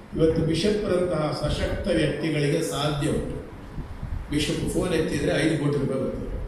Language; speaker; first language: Kannada; non-native, local second language; Konkani